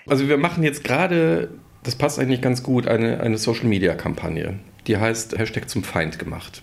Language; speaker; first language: German; native; German